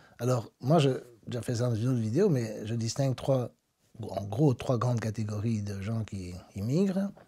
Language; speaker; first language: French; native; French